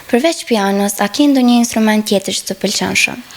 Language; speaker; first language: Albanian; native; Albanian